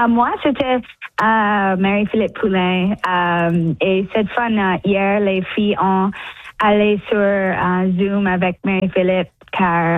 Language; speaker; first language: French; non-native, local second language; English